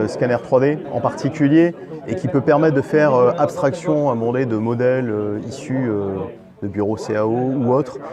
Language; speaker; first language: French; native; French